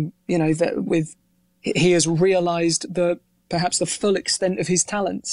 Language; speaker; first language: English; native; English